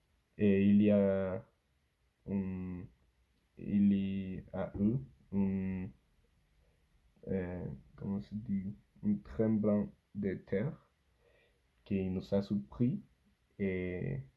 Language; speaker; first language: French; non-native, learner; Spanish